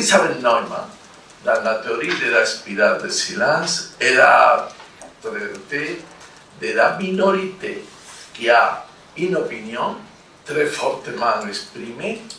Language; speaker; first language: French; non-native, fluent; Spanish